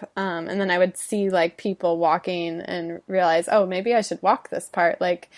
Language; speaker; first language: English; native; English